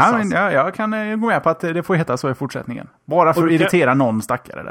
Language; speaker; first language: Swedish; native; Swedish